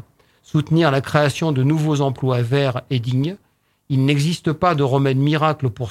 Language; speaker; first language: French; native; French